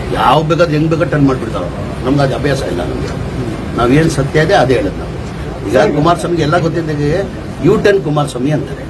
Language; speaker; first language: Kannada; non-native, local second language; Urdu